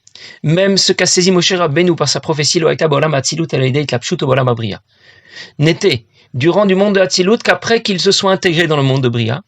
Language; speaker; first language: French; native; French